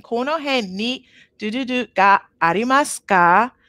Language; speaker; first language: Japanese; non-native, fluent; English